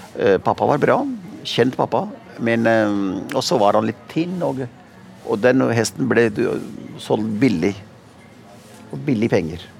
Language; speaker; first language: Norwegian; early bilingual, other home language; Punjabi